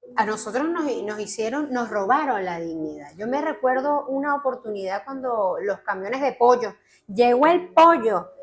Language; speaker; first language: Spanish; native; Spanish